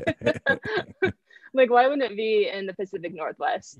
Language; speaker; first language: English; early bilingual, other home language; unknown